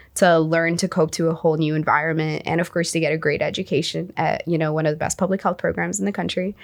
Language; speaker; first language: English; non-native, fluent; Arabic